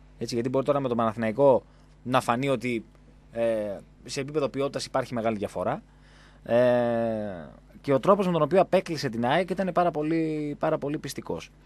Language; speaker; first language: Greek; native; Greek